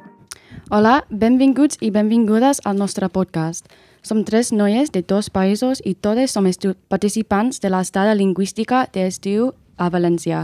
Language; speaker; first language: Catalan; non-native, learner; English